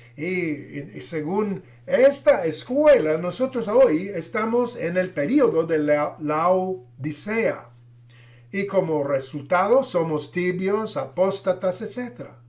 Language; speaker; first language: Spanish; non-native, fluent; English